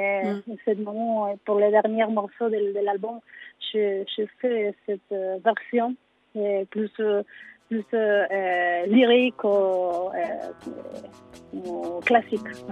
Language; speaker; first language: French; non-native, learner; Spanish